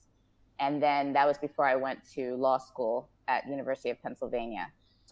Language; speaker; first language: English; native; English